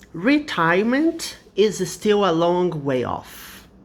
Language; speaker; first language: English; non-native, fluent; Portuguese